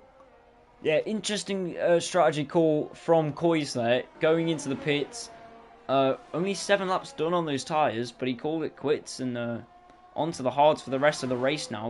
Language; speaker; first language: English; native; English